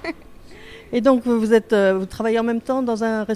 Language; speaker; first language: French; native; French